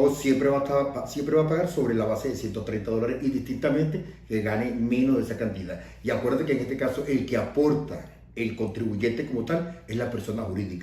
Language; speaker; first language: Spanish; native; Spanish